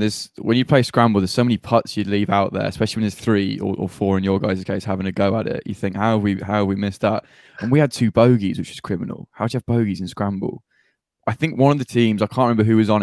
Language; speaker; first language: English; native; English